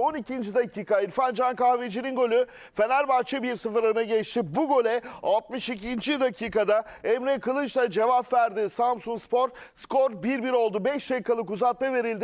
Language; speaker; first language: Turkish; native; Turkish